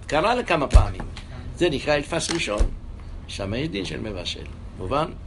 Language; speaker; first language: Hebrew; native; Hebrew